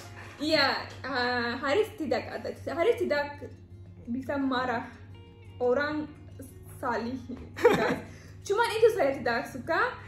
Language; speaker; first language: Indonesian; non-native, learner; Turkish